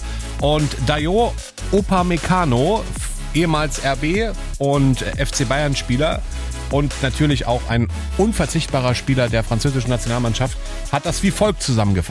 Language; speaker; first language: German; native; German